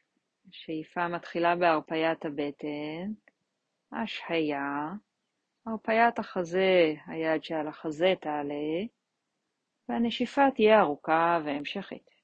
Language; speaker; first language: Hebrew; native; Hebrew